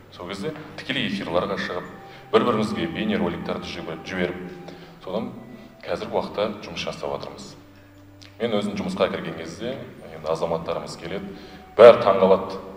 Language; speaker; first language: Kazakh; non-native, local second language; Russian